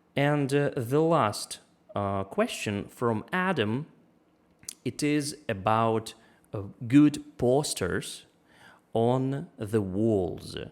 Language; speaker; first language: English; non-native, fluent; Russian